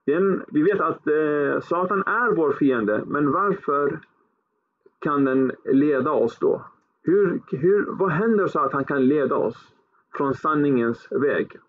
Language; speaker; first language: Swedish; early bilingual, other home language; Arabic